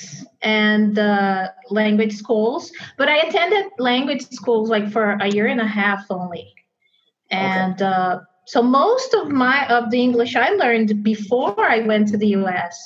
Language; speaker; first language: English; non-native, fluent; Portuguese